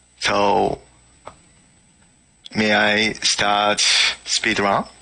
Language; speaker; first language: English; non-native, learner; Japanese